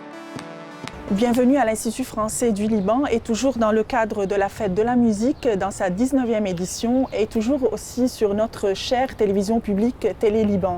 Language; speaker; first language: French; non-native, local second language; Arabic